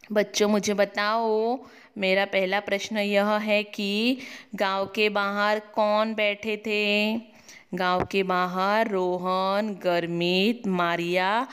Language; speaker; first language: Hindi; non-native, local second language; Marathi